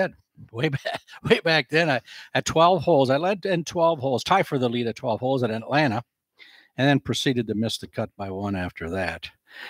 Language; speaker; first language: English; native; English